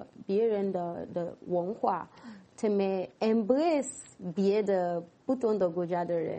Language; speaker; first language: Chinese; non-native, fluent; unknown